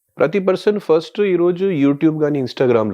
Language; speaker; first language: Telugu; non-native, local second language; Hindi